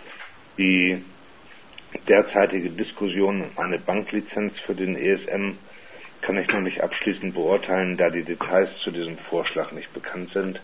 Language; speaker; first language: German; native; German